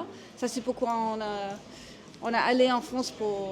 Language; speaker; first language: French; non-native, learner; English